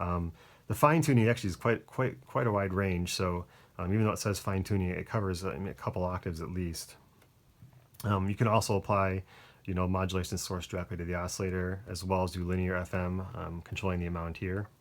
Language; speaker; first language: English; native; English